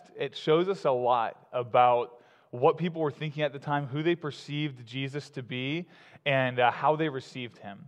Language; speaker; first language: English; native; English